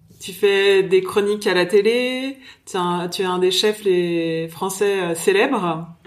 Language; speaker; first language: French; native; French